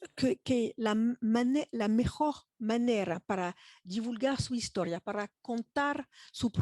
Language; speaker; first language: Spanish; non-native, fluent; French